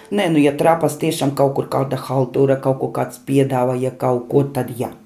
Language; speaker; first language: Latvian; native; Latvian